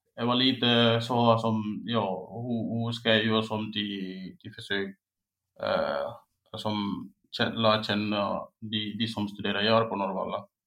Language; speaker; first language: Swedish; non-native, fluent; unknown